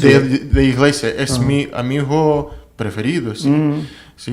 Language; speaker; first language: Spanish; non-native, learner; Russian